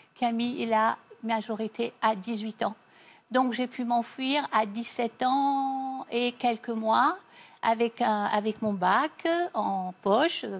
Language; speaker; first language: French; native; French